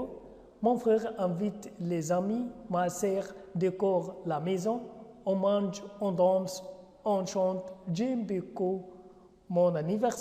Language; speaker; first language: French; non-native, fluent; Arabic